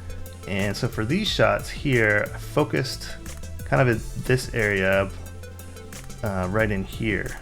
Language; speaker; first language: English; native; English